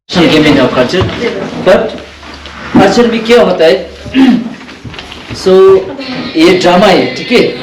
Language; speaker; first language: Hindi; non-native, fluent; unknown